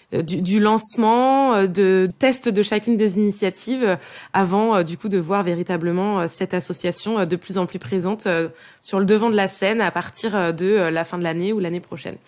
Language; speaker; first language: French; native; French